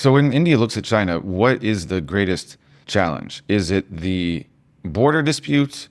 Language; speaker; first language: English; native; English